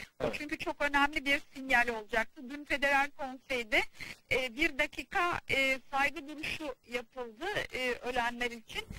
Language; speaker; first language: Turkish; early bilingual, heritage; Turkish